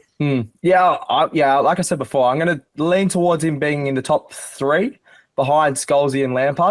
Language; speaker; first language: English; native; English